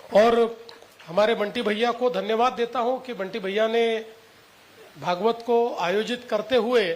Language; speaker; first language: Hindi; non-native, local second language; Marathi